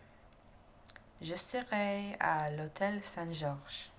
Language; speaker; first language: French; non-native, learner; English